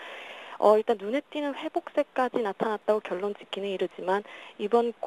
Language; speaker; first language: Korean; native; Korean